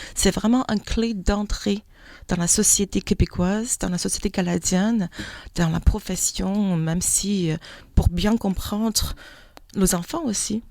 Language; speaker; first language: French; non-native, fluent; Chinese